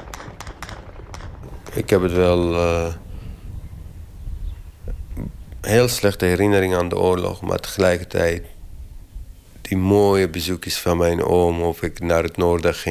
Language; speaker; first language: Dutch; non-native, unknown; Kurdish